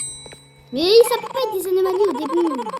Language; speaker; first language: French; native; French